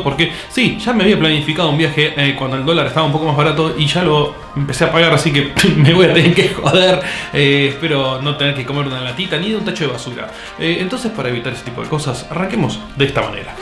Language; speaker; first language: Spanish; native; Spanish